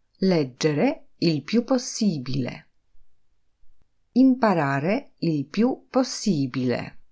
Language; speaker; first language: Italian; non-native, fluent; Polish